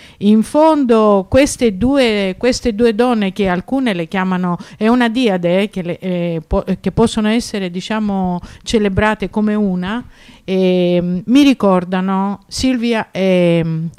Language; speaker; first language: Italian; non-native, fluent; Greek